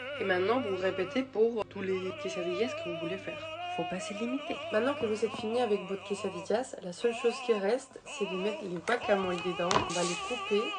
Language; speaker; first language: French; non-native, fluent; Spanish